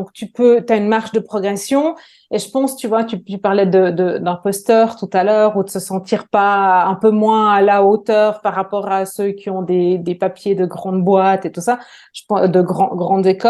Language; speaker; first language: French; native; French